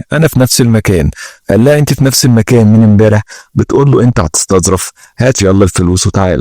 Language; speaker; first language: Arabic; native; Arabic